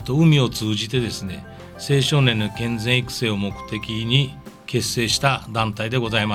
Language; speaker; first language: Japanese; native; Japanese